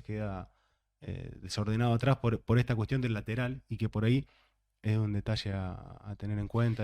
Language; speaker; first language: Spanish; native; Spanish